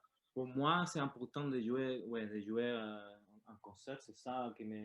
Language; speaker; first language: French; non-native, learner; Spanish